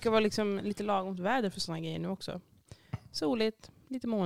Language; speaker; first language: Swedish; native; Swedish